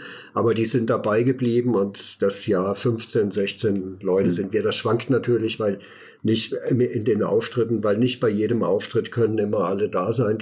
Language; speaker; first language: German; native; German